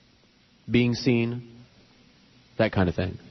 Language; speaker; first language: English; native; English